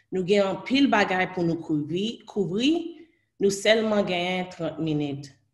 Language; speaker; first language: Haitian Creole; early bilingual, heritage; Haitian Creole